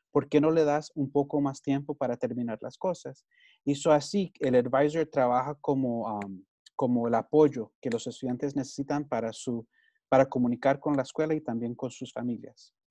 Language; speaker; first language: Spanish; early bilingual, heritage; Spanish